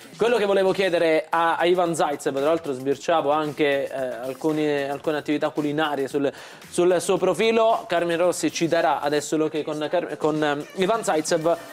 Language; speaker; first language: Italian; native; Italian